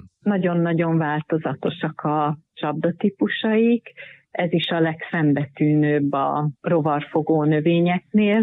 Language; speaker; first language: Hungarian; native; Hungarian